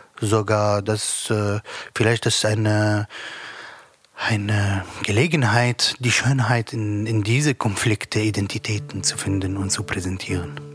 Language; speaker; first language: German; non-native, learner; Arabic